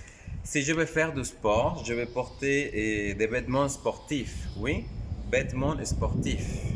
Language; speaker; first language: French; non-native, fluent; Spanish